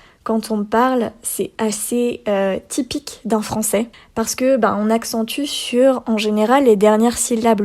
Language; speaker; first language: French; native; French